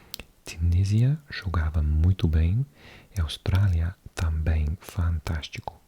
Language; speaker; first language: Portuguese; non-native, learner; English